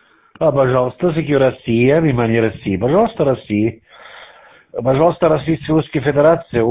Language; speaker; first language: Russian; non-native, learner; German